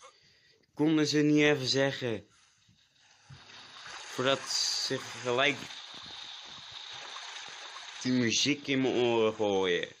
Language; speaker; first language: Dutch; native; Dutch